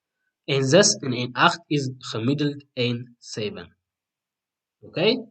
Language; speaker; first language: Dutch; non-native, fluent; Tigrinya